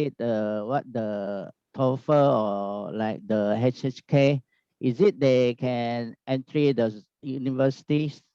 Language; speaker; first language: English; non-native, learner; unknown